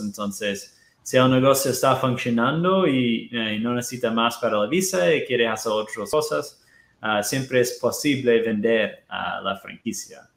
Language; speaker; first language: Spanish; non-native, fluent; Portuguese